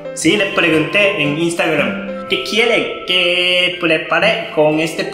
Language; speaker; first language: Spanish; non-native, learner; Japanese